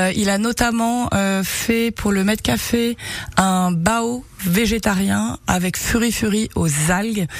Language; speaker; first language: French; early bilingual, heritage; Japanese